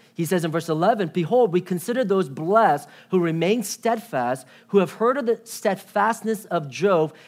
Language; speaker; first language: English; native; English